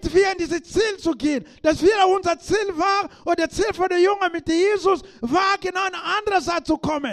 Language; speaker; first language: German; non-native, learner; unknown